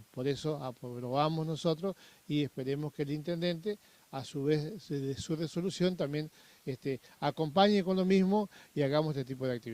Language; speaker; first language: Spanish; native; Spanish